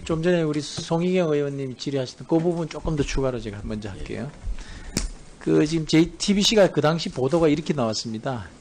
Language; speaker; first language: Korean; native; Korean